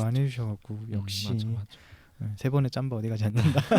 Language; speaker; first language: Korean; native; Korean